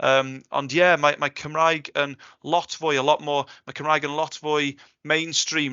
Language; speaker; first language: Welsh; non-native, local second language; English